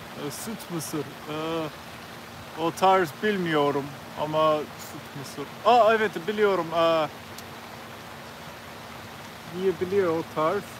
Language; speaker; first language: Turkish; non-native, learner; English